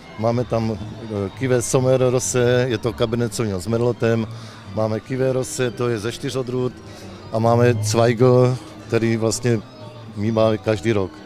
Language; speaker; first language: Czech; native; Czech